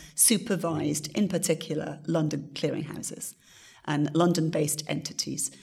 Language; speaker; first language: English; native; English